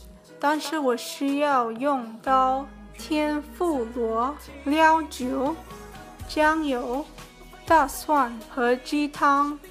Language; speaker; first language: Chinese; early bilingual, heritage; Chinese